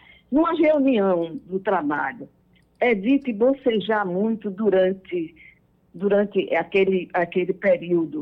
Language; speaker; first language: Portuguese; native; Portuguese